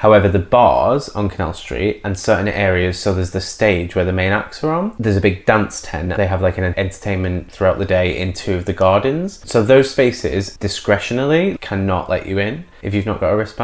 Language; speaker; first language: English; native; English